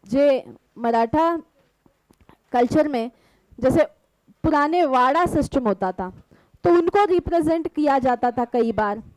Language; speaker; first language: Hindi; non-native, local second language; Marathi